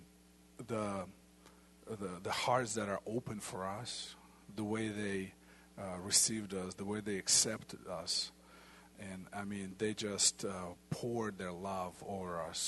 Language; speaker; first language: English; non-native, fluent; Ukrainian